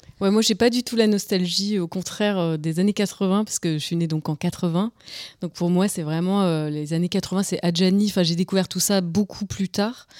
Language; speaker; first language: French; native; French